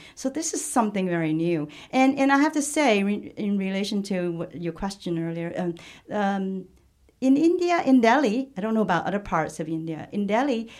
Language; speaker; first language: English; non-native, local second language; Chinese